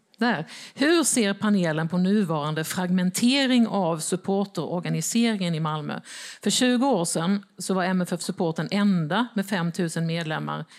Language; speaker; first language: Swedish; native; Swedish